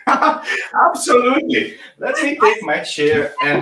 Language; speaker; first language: English; non-native, fluent; Italian